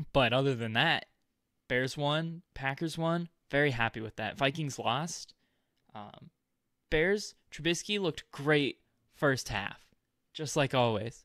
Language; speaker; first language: English; native; English